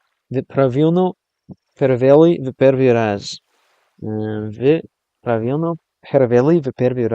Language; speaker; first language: Russian; non-native, learner; English